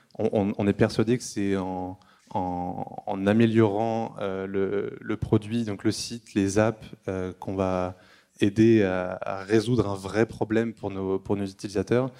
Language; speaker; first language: French; native; French